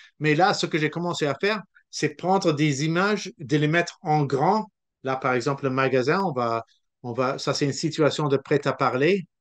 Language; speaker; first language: French; non-native, local second language; English